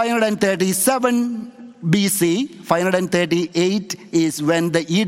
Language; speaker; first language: English; non-native, local second language; Malayalam